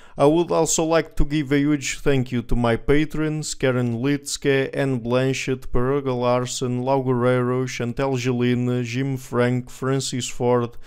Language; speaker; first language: English; non-native, fluent; Portuguese